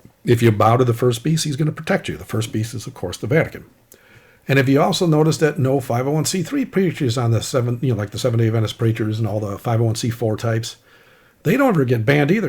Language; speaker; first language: English; native; English